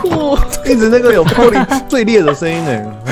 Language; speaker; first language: Chinese; native; Chinese